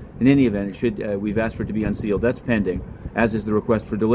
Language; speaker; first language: English; native; English